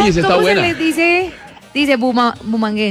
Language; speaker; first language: Spanish; native; Spanish